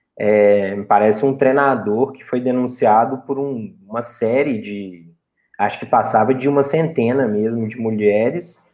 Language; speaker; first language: Portuguese; native; Portuguese